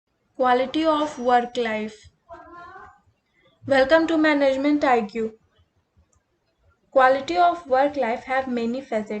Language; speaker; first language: English; non-native, local second language; Hindi